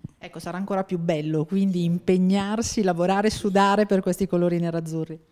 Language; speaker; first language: Italian; native; Italian